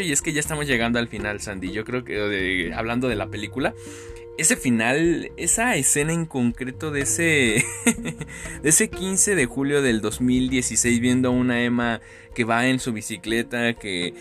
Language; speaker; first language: Spanish; native; Spanish